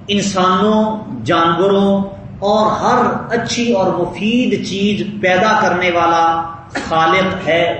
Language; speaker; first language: Urdu; non-native, local second language; Punjabi